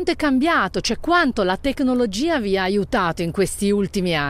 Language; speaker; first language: Italian; native; Italian